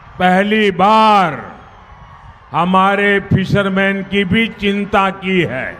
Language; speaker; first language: Hindi; non-native, local second language; Gujarati